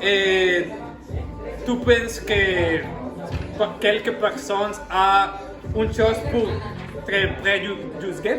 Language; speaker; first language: French; non-native, learner; Spanish